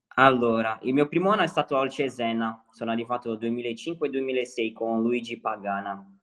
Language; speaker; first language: Italian; non-native, fluent; Portuguese